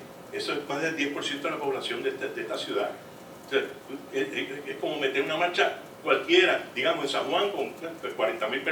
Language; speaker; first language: Spanish; native; Spanish